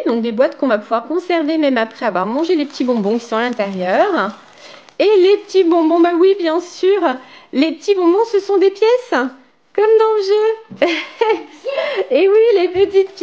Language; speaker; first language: French; native; French